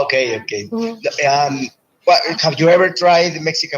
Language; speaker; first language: English; non-native, fluent; Spanish